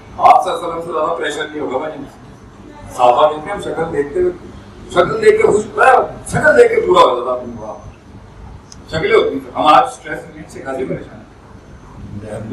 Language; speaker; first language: Urdu; non-native, local second language; Punjabi